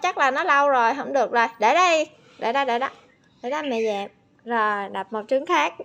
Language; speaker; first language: Vietnamese; native; Vietnamese